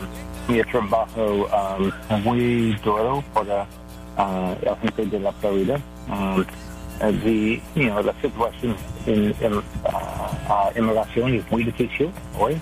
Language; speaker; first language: Spanish; non-native, learner; English